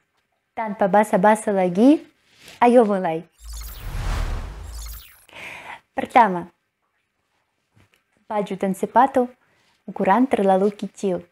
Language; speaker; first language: Indonesian; non-native, learner; Russian